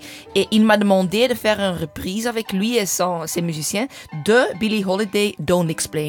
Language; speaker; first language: French; non-native, learner; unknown